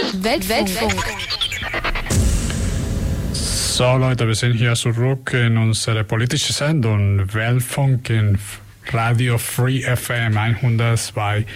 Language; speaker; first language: German; non-native, learner; Spanish